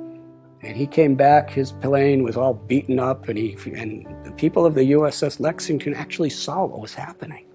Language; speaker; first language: English; native; English